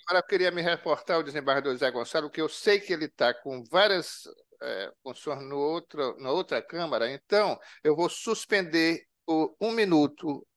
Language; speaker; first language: Portuguese; native; Portuguese